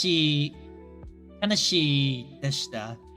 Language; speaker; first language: Japanese; non-native, learner; English